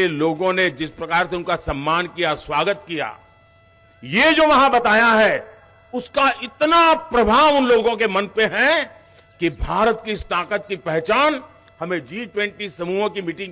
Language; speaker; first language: Hindi; non-native, local second language; Gujarati